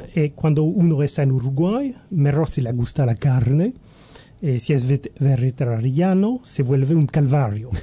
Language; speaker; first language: Spanish; non-native, learner; French